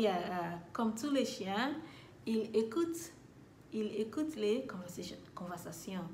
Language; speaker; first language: French; non-native, learner; English